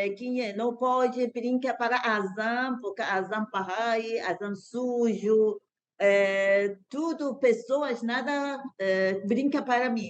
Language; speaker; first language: Portuguese; non-native, learner; Persian